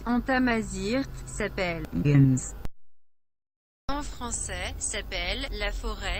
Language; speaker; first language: French; non-native, learner; Berber languages